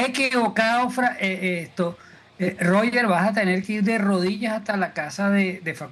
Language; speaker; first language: Spanish; native; Spanish